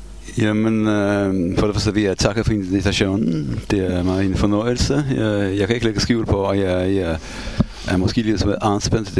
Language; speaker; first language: Danish; non-native, fluent; Polish